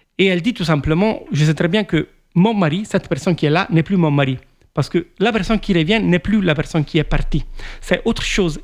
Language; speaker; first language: French; non-native, fluent; Italian